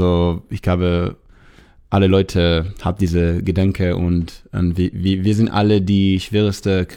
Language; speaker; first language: German; non-native, learner; Hebrew